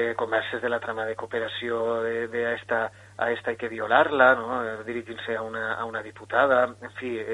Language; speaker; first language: Spanish; non-native, local second language; Catalan